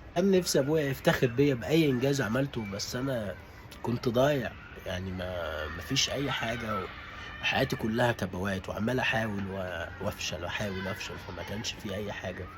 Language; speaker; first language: Arabic; native; Arabic